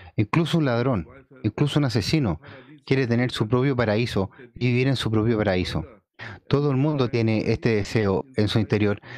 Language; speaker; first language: Spanish; non-native, fluent; Chinese